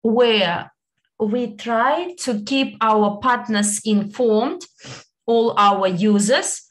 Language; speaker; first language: English; non-native, fluent; Italian